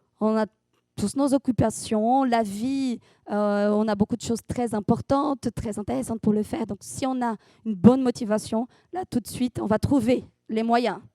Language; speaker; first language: French; non-native, fluent; Portuguese